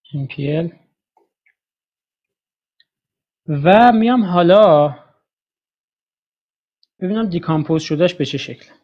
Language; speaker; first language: Persian; native; Persian